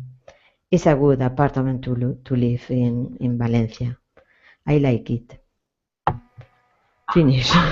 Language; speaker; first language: English; non-native, learner; Spanish